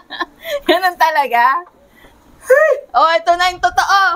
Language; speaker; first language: Filipino; native; Filipino